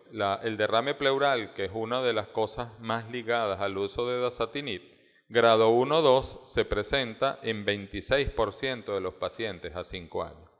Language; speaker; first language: Spanish; native; Spanish